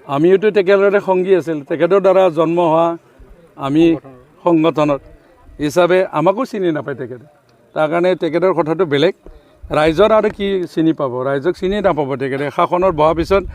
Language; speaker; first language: Assamese; non-native, local second language; Bodo